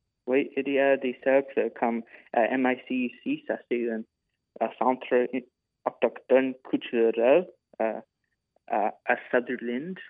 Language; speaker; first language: French; non-native, local second language; English